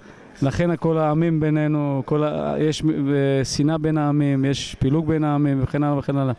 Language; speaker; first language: Hebrew; non-native, fluent; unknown